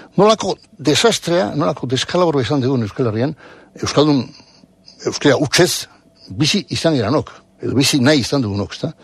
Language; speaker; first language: Basque; non-native, local second language; Spanish